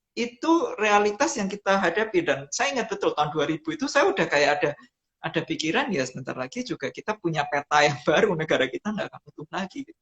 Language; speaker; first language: Indonesian; non-native, local second language; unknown